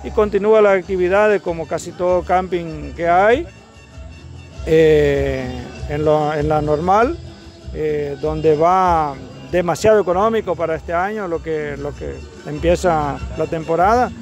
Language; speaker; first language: Spanish; native; Spanish